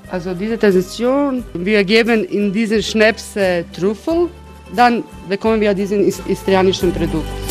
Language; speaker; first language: German; non-native, fluent; Croatian